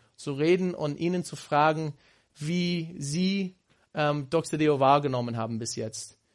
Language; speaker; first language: German; non-native, fluent; English